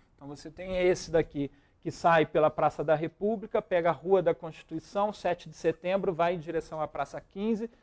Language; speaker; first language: Portuguese; native; Portuguese